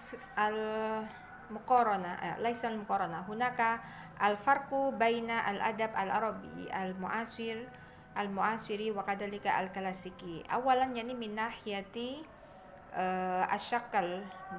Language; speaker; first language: Arabic; non-native, fluent; Indonesian